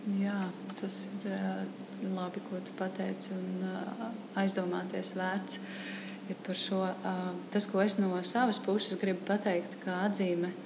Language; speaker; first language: Latvian; native; Latvian